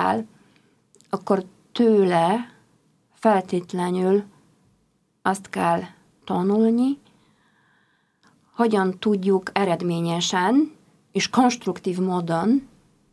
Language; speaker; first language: Hungarian; non-native, fluent; Polish